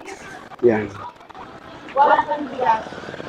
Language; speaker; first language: Filipino; native; Filipino